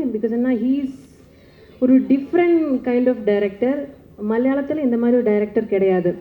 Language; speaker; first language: Tamil; non-native, learner; Malayalam